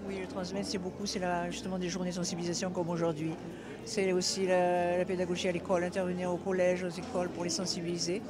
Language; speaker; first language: French; native; French